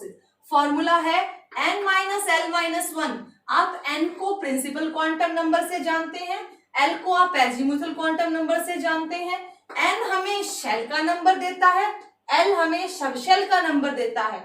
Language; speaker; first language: Hindi; native; Hindi